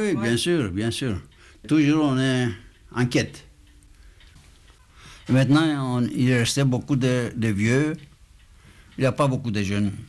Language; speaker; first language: French; non-native, fluent; Greek